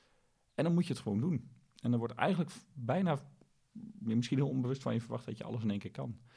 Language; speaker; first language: Dutch; native; Dutch